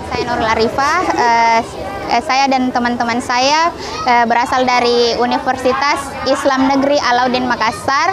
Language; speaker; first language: Indonesian; native; Indonesian